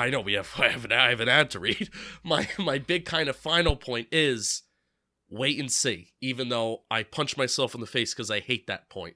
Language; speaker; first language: English; native; English